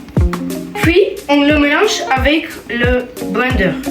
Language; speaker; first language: French; non-native, learner; Ukrainian